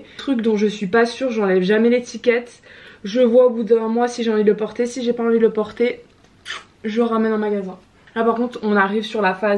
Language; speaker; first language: French; native; French